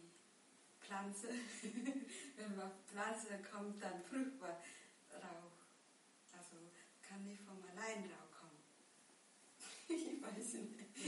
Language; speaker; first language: German; non-native, learner; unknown